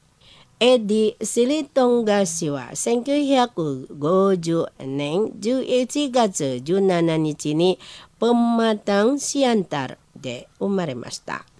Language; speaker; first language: Japanese; non-native, learner; Indonesian